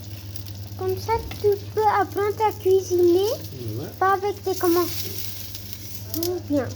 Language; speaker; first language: French; non-native, learner; Spanish